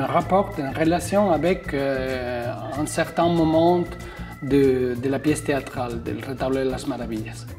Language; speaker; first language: French; non-native, fluent; Spanish